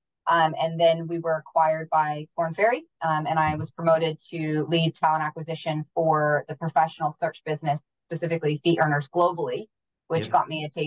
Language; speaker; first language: English; native; English